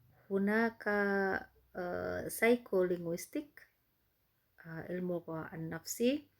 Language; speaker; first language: Arabic; non-native, fluent; Indonesian